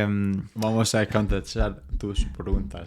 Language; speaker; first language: Spanish; non-native, fluent; English